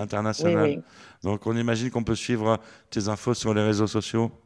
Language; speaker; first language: French; native; French